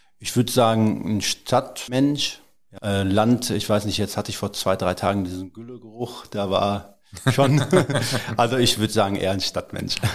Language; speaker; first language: German; early bilingual, other home language; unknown